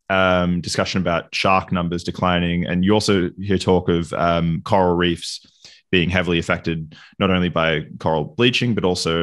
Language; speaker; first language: English; native; English